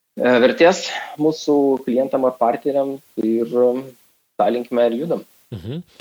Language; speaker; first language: Lithuanian; non-native, local second language; Russian